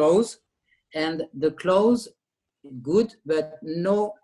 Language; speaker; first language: English; non-native, learner; French